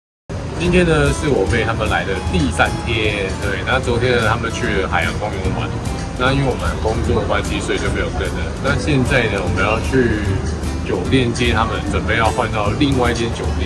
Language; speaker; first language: Chinese; native; Chinese